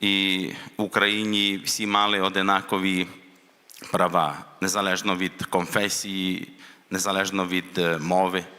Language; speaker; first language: Ukrainian; non-native, local second language; Hungarian